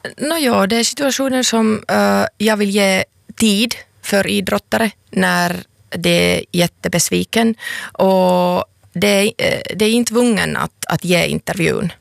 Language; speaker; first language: Swedish; non-native, local second language; Finnish